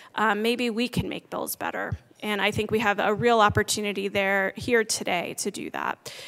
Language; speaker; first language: English; native; English